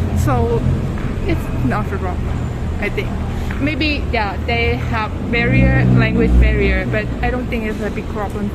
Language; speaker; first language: English; non-native, fluent; Vietnamese